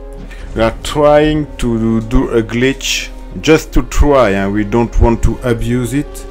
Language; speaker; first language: English; non-native, learner; French